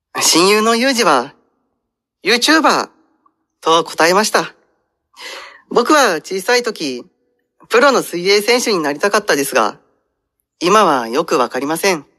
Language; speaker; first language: Japanese; non-native, learner; Indonesian